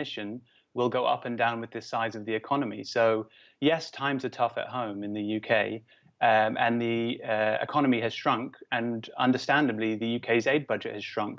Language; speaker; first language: English; native; English